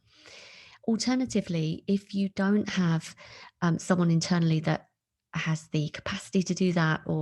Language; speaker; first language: English; native; English